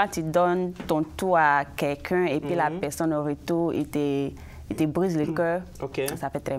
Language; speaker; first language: French; early bilingual, other home language; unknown